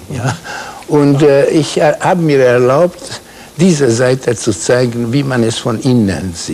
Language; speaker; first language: German; non-native, fluent; Hungarian